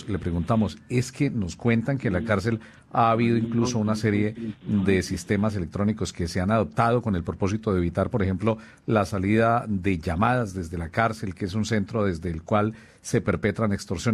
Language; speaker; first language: Spanish; native; Spanish